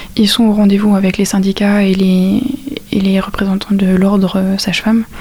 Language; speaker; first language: French; native; French